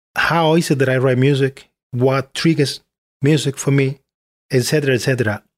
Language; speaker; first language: English; non-native, fluent; Spanish